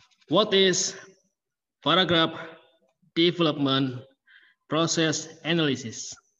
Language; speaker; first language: English; non-native, fluent; Indonesian